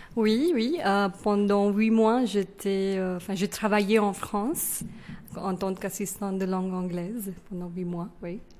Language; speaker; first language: French; non-native, fluent; Kannada